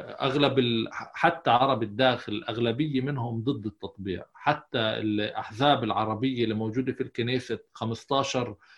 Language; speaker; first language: Arabic; native; Arabic